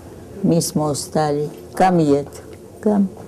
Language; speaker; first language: Slovenian; early bilingual, heritage; Slovenian